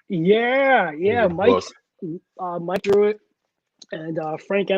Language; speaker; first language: English; native; English